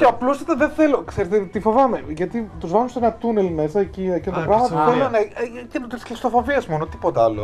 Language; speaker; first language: Greek; native; Greek